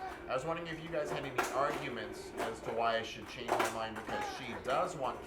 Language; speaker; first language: English; native; English